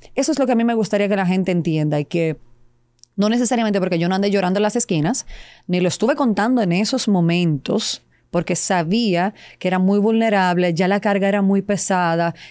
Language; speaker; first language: Spanish; non-native, fluent; Serbian